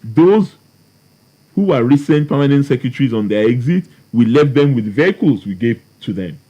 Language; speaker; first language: English; non-native, local second language; Yoruba